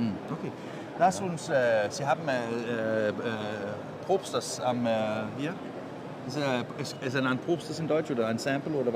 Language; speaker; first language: German; non-native, learner; Danish